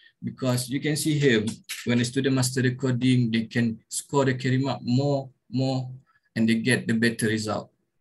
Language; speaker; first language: English; non-native, local second language; Malay